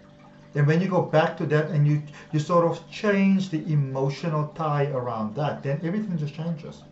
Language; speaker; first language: English; native; English